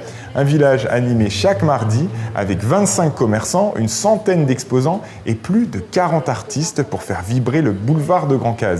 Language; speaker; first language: French; native; French